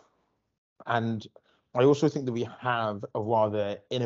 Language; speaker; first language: English; native; English